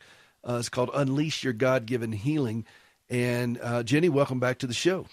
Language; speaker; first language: English; native; English